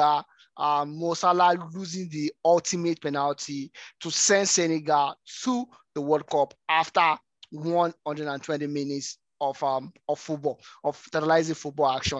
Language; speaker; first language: English; non-native, local second language; Yoruba